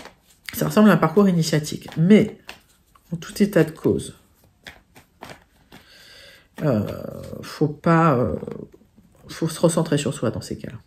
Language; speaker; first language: French; native; French